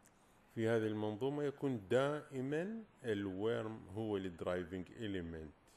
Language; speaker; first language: Arabic; native; Arabic